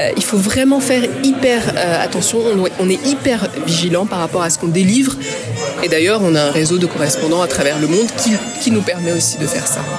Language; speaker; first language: French; early bilingual, other home language; Malayalam